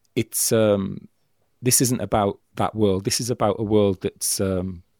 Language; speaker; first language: English; native; English